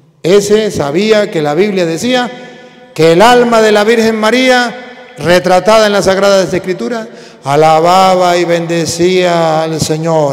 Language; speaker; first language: Spanish; native; Spanish